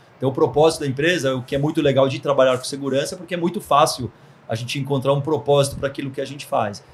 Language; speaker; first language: Portuguese; early bilingual, other home language; Hebrew